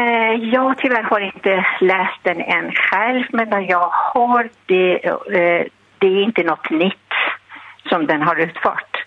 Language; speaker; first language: Swedish; non-native, fluent; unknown